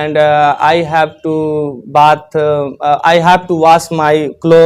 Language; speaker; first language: English; non-native, learner; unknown